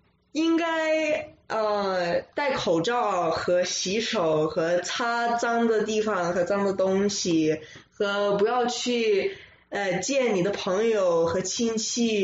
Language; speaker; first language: Chinese; early bilingual, other home language; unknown